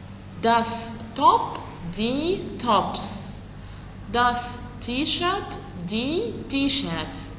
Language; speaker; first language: German; non-native, fluent; Arabic